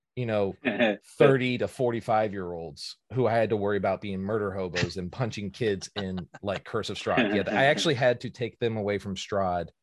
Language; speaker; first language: English; native; English